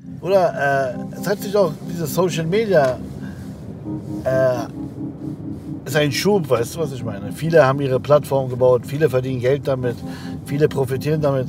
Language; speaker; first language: German; early bilingual, other home language; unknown